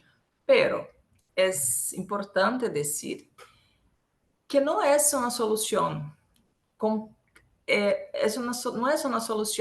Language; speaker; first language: Spanish; non-native, local second language; Portuguese